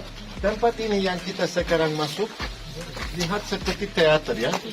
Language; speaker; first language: Indonesian; non-native, fluent; Turkish